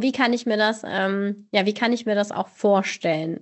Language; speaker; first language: German; native; German